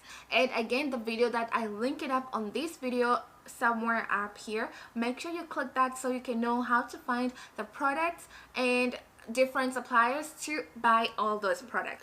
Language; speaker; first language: English; non-native, fluent; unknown